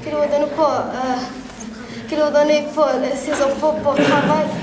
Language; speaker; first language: French; non-native, learner; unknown